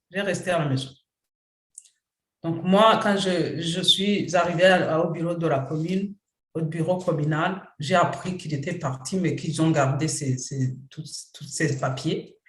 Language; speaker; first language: French; non-native, local second language; Kinyarwanda